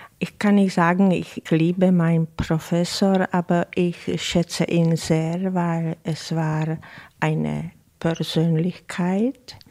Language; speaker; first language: German; non-native, fluent; Czech